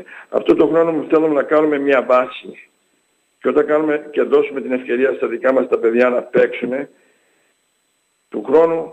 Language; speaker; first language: Greek; early bilingual, heritage; English